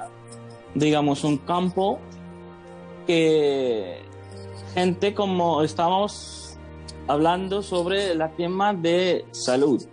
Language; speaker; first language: Spanish; non-native, fluent; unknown